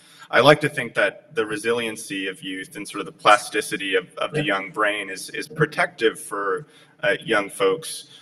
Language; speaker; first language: English; early bilingual, other home language; Polish